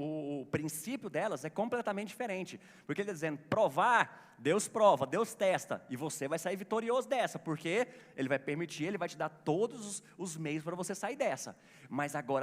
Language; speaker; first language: Portuguese; native; Portuguese